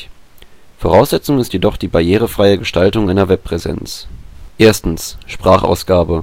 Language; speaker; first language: German; native; German